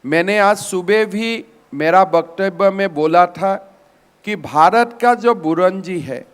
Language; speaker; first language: Hindi; non-native, local second language; Assamese